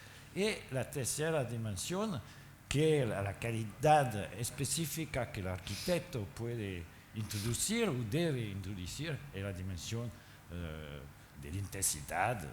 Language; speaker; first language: Spanish; non-native, learner; French